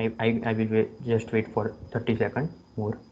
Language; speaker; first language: English; non-native, local second language; Gujarati